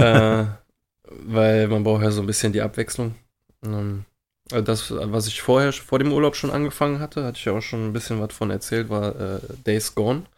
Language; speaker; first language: German; native; German